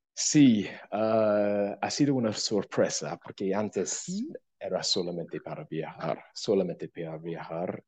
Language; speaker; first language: Spanish; non-native, fluent; English